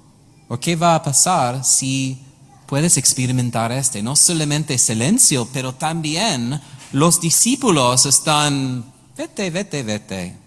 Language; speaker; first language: Spanish; non-native, learner; English